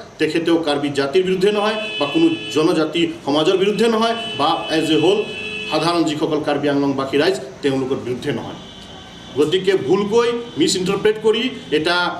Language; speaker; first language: Assamese; non-native, local second language; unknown